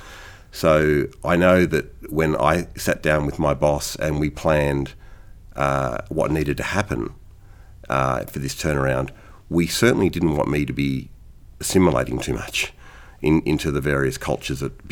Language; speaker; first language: English; native; English